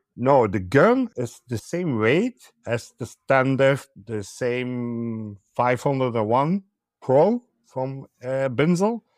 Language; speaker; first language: English; non-native, learner; Dutch